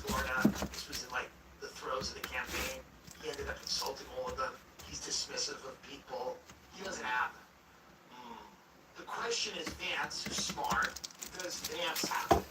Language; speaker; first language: English; native; English